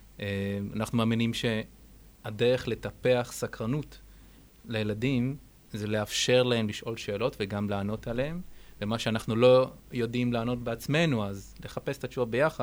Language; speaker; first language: Hebrew; native; Hebrew